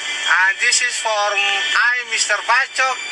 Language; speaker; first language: English; non-native, learner; Indonesian